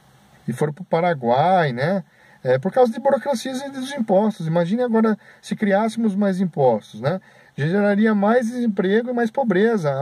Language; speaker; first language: Portuguese; native; Portuguese